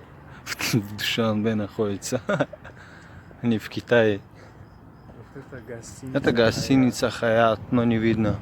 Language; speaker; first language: Russian; non-native, local second language; Tajik